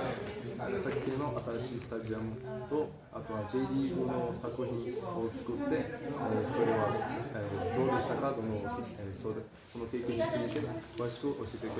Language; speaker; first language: Japanese; non-native, fluent; Portuguese